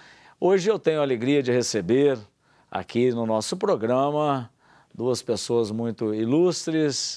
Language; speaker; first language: Portuguese; native; Portuguese